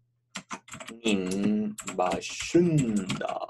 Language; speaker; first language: Turkish; non-native, fluent; Urdu